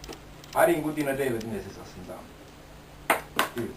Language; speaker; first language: Bulgarian; non-native, learner; Finnish